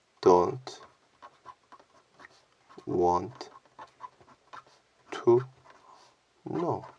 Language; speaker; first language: English; non-native, learner; Korean